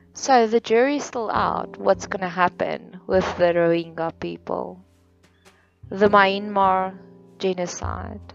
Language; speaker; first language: English; non-native, local second language; Afrikaans